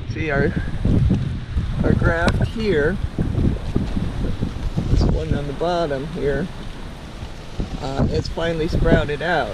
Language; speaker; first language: English; native; English